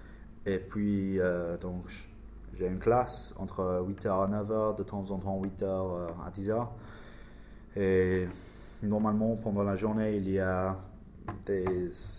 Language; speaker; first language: French; non-native, learner; English